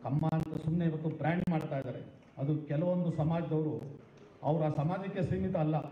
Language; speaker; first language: Kannada; non-native, local second language; Telugu